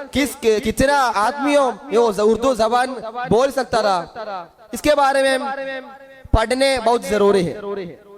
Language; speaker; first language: Hindi; non-native, local second language; Malayalam